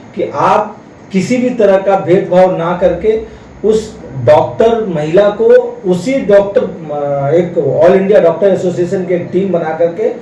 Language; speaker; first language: Hindi; non-native, local second language; Bangla